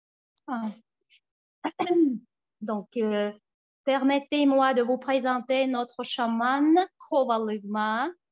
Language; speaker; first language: French; non-native, fluent; Tuvinian